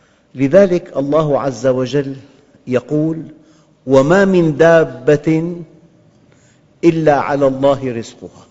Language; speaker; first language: Arabic; native; Arabic